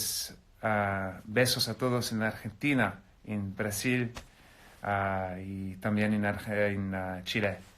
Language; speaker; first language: Spanish; non-native, learner; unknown